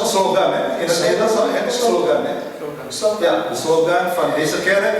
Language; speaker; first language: Dutch; non-native, fluent; Indonesian